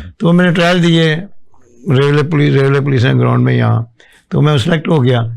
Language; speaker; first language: Urdu; non-native, local second language; Punjabi